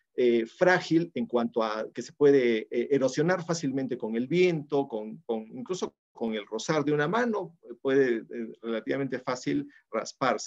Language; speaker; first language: Spanish; native; Spanish